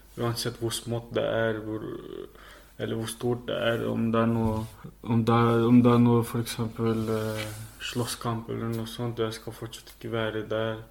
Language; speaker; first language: Norwegian; early bilingual, other home language; Filipino